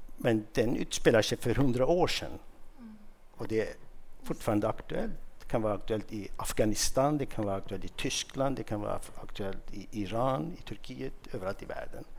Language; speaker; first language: Swedish; non-native, fluent; Kurdish